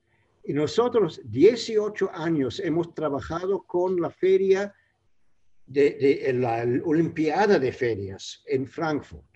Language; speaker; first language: Spanish; non-native, fluent; English